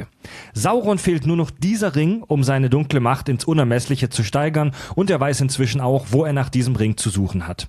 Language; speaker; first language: German; native; German